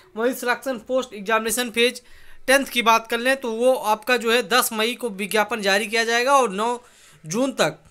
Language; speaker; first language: Hindi; native; Hindi